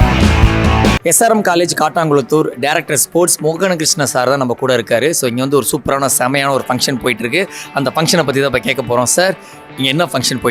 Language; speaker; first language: Tamil; native; Tamil